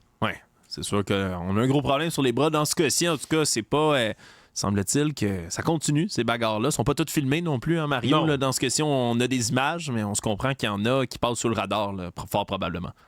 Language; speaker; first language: French; native; French